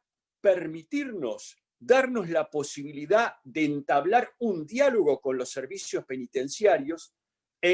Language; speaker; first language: Spanish; native; Spanish